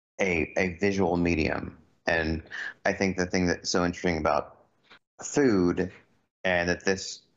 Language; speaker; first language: English; native; English